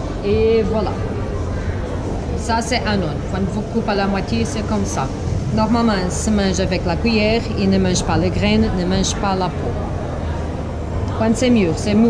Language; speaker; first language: French; non-native, learner; Portuguese